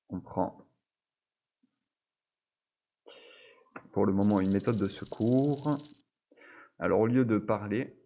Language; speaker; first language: French; native; French